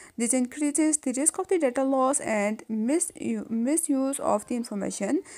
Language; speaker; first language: English; non-native, local second language; Urdu